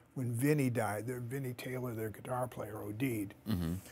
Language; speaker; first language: English; native; English